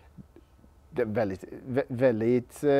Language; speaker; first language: Swedish; non-native, learner; English